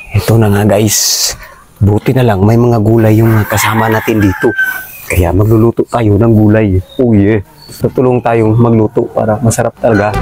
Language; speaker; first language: Filipino; non-native, local second language; Cebuano